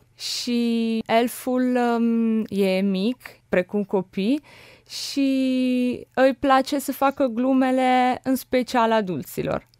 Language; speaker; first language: Romanian; non-native, fluent; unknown